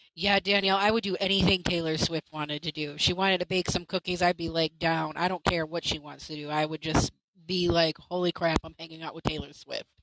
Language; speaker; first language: English; native; English